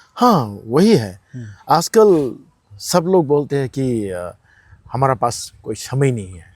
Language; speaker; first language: Hindi; non-native, local second language; Manipuri